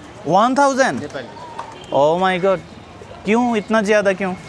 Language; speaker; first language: Hindi; non-native, learner; Bangla